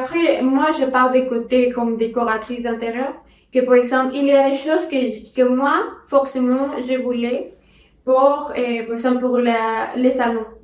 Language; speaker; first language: French; non-native, learner; Spanish